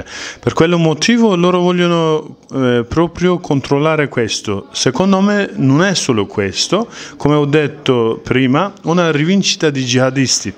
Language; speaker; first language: Italian; non-native, learner; Kurdish